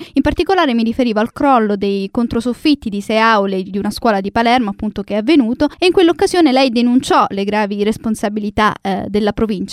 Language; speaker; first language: Italian; native; Italian